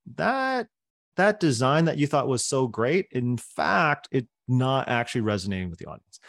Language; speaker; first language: English; non-native, fluent; Cantonese